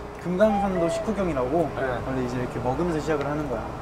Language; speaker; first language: Korean; native; Korean